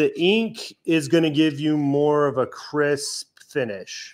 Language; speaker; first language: English; native; English